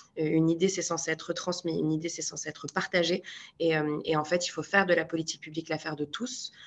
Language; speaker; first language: French; non-native, local second language; Arabic